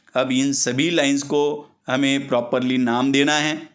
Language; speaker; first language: Hindi; non-native, local second language; Marathi